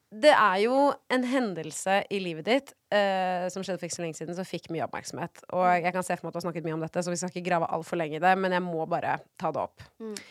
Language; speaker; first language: Norwegian; native; Norwegian